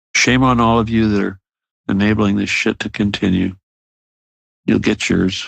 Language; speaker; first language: English; native; English